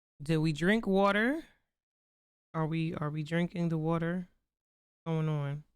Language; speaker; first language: English; native; English